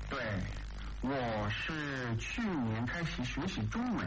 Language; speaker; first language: Chinese; non-native, learner; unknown